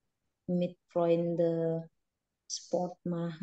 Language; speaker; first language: German; non-native, learner; Indonesian